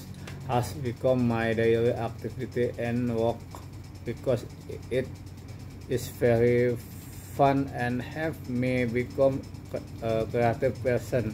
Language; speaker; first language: English; non-native, learner; Indonesian